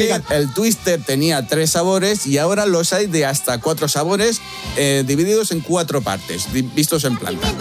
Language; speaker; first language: Spanish; native; Spanish